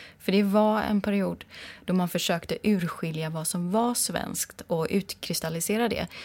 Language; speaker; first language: Swedish; native; Swedish